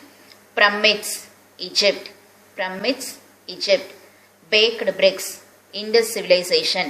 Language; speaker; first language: English; non-native, local second language; Tamil